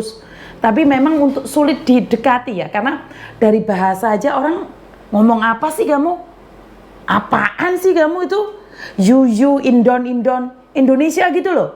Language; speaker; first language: Indonesian; non-native, local second language; Javanese